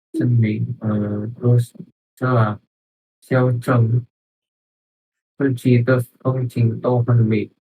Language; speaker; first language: Chinese; non-native, learner; Indonesian